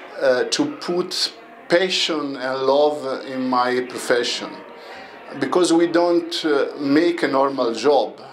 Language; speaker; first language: English; non-native, learner; Italian